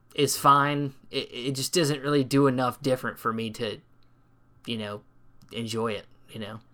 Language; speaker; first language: English; native; English